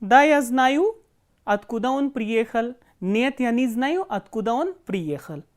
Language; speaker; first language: Russian; non-native, fluent; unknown